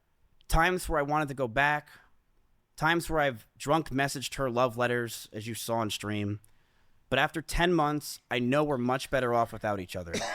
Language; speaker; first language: English; native; English